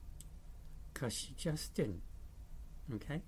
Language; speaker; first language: English; native; English